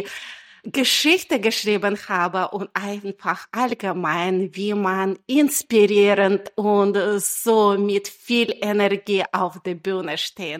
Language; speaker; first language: German; non-native, fluent; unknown